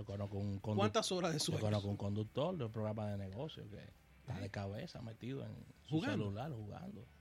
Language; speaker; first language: Spanish; native; Spanish